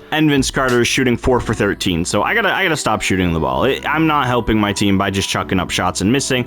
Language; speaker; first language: English; native; English